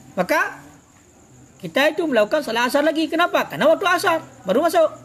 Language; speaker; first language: Malay; non-native, local second language; Achinese